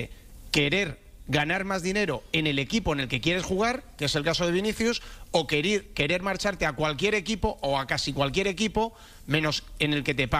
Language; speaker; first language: Spanish; native; Spanish